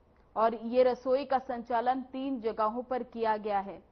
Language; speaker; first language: Hindi; native; Hindi